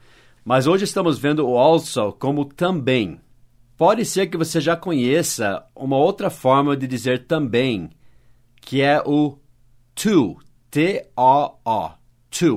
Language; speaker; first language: Portuguese; non-native, fluent; English